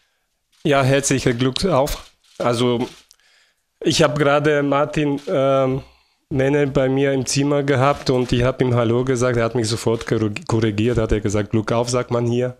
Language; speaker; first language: German; non-native, fluent; Bulgarian